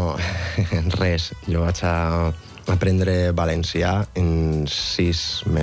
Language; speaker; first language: Catalan; non-native, learner; Spanish